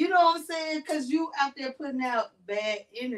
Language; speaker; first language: English; native; English